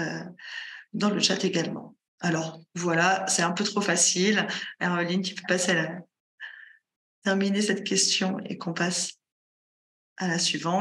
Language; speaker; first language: French; native; French